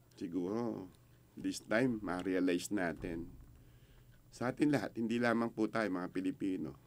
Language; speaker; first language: Filipino; native; Filipino